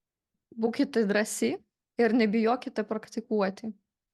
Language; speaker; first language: Lithuanian; non-native, fluent; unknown